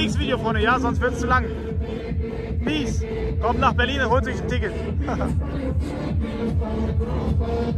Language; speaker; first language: German; native; German